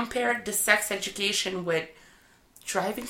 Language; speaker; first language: English; non-native, fluent; French